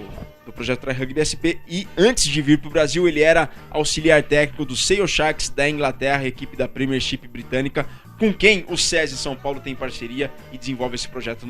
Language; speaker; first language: Portuguese; native; Portuguese